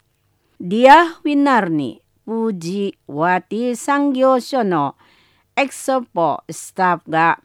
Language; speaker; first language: Japanese; non-native, learner; Indonesian